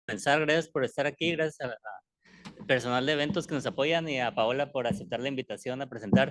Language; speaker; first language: Spanish; native; Spanish